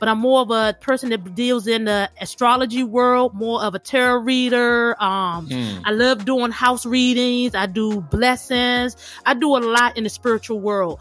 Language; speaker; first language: English; native; English